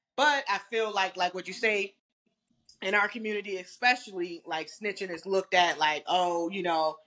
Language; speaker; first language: English; native; English